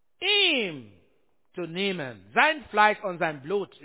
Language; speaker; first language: German; non-native, learner; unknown